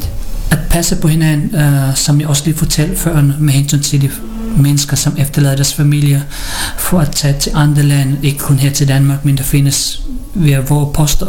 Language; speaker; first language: Danish; non-native, fluent; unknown